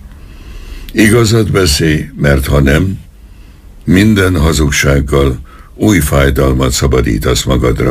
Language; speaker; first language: Hungarian; native; Hungarian